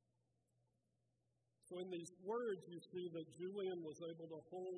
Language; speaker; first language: English; native; English